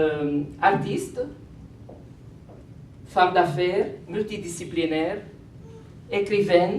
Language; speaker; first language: French; non-native, fluent; Arabic